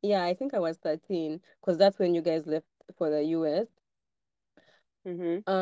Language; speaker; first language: English; non-native, local second language; Ganda